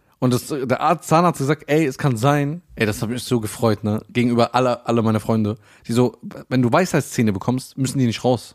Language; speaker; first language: German; early bilingual, other home language; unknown